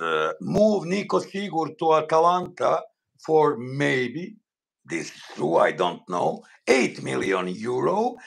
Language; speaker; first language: English; non-native, learner; Bosnian